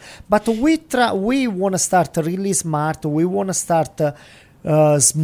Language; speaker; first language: English; non-native, learner; Italian